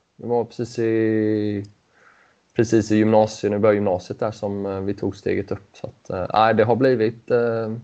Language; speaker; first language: Swedish; native; Swedish